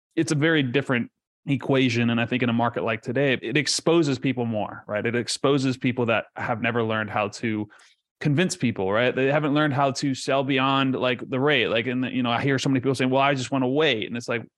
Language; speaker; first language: English; early bilingual, other home language; Spanish